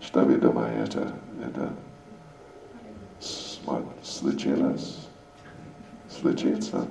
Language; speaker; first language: Russian; non-native, learner; English